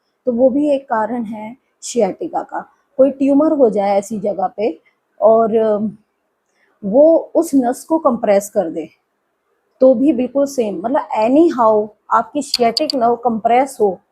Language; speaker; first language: Hindi; native; Hindi